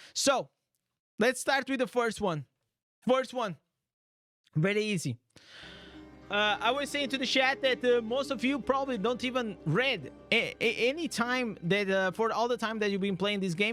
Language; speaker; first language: English; non-native, fluent; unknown